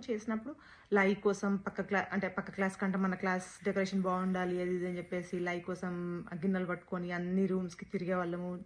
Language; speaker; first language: Telugu; native; Telugu